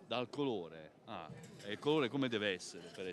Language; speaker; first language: Italian; native; Italian